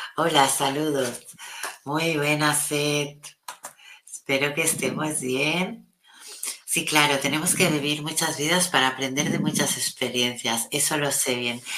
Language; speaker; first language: Spanish; non-native, local second language; Catalan